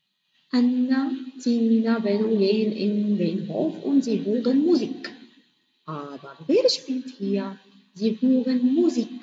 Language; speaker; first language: German; non-native, fluent; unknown